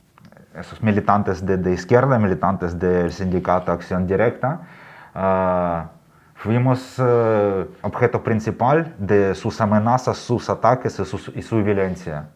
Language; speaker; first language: Spanish; non-native, fluent; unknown